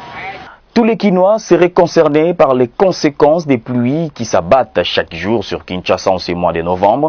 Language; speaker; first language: French; native; French